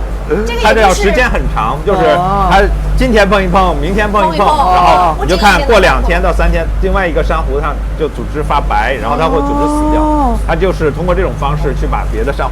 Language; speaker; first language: Chinese; native; Chinese